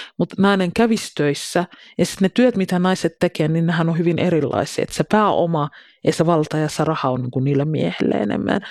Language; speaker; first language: Finnish; early bilingual, other home language; Somali